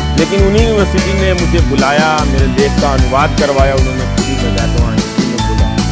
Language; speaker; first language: Hindi; non-native, local second language; Bhojpuri